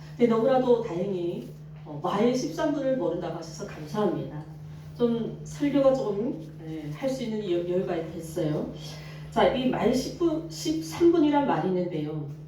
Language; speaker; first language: Korean; native; Korean